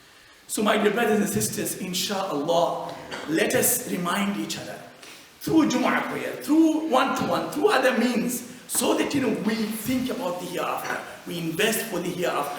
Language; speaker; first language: English; non-native, fluent; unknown